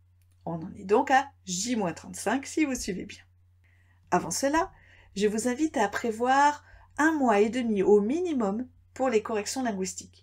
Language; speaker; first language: French; native; French